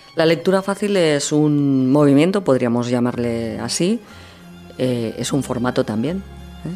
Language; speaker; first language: Spanish; native; Spanish